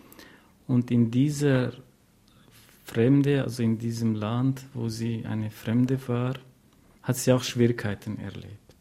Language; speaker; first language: German; non-native, fluent; Kurdish